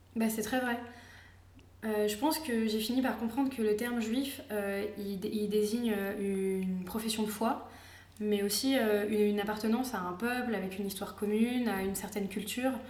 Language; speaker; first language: French; native; French